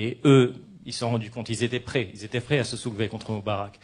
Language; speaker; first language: French; non-native, local second language; Arabic